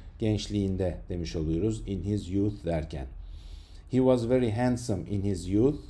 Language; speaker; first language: English; non-native, fluent; Turkish